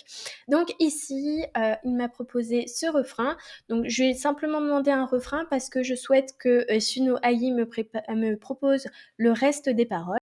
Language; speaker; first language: French; native; French